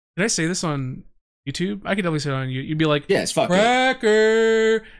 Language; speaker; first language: English; native; English